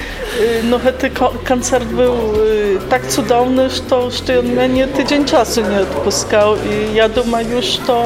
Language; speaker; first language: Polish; non-native, learner; Belarusian